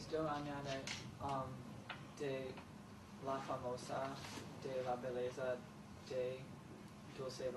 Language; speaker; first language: Spanish; non-native, learner; English